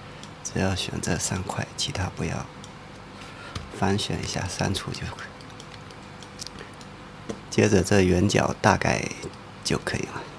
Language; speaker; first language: Chinese; native; Chinese